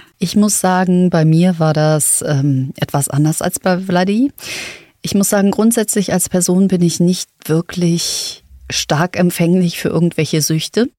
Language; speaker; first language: German; native; German